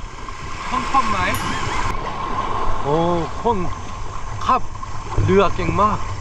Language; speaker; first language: Thai; non-native, learner; Korean